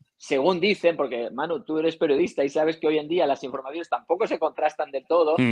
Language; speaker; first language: Spanish; native; Spanish